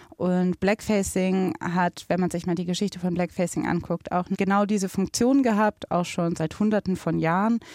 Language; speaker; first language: German; native; German